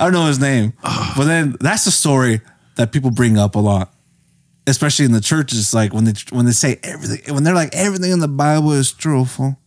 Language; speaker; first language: English; native; English